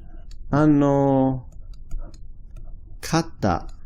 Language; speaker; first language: Japanese; non-native, fluent; English